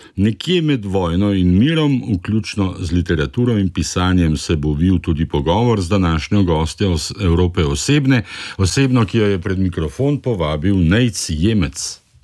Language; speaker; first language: Slovenian; native; Slovenian